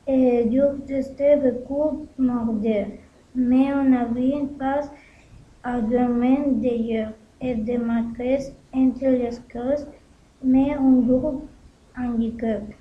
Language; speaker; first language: French; non-native, learner; Spanish